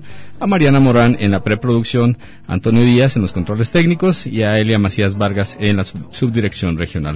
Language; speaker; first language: Spanish; native; Spanish